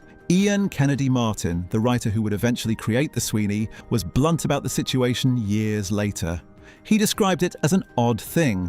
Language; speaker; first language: English; native; English